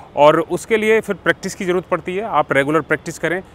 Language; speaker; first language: Hindi; native; Hindi